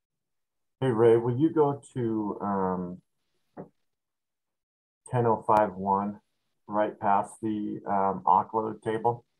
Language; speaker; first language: English; native; English